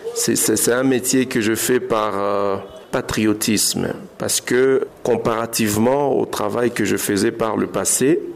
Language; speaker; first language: French; non-native, local second language; Swahili